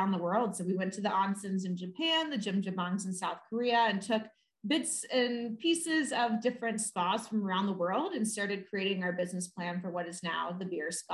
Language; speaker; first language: English; native; English